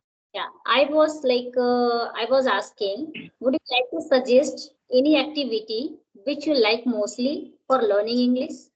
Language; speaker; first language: English; non-native, local second language; Hindi